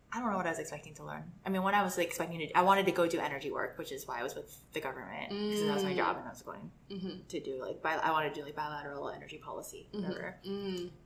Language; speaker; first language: English; native; English